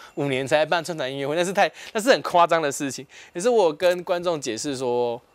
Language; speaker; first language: Chinese; native; Chinese